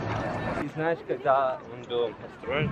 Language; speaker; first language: Russian; non-native, learner; English